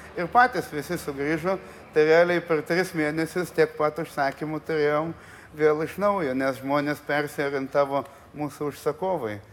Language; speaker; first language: Lithuanian; early bilingual, other home language; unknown